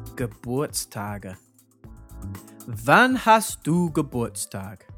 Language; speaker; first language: German; non-native, fluent; English